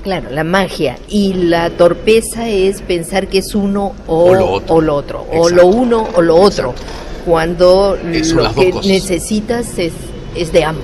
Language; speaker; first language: Spanish; native; Spanish